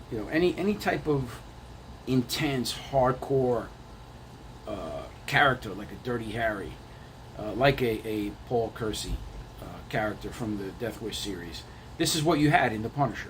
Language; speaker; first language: English; native; English